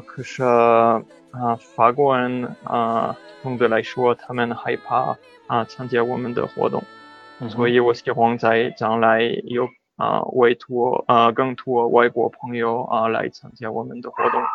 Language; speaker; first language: Chinese; non-native, learner; French